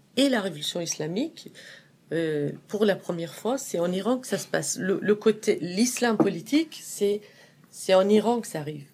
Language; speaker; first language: French; non-native, fluent; Persian